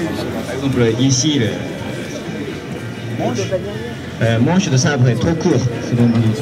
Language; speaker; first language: French; non-native, fluent; Japanese